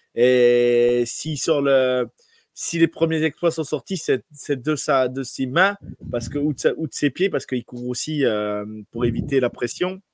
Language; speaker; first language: French; native; French